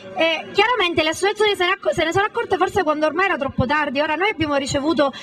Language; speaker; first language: Italian; native; Italian